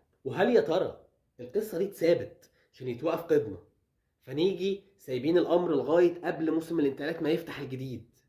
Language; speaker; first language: Arabic; native; Arabic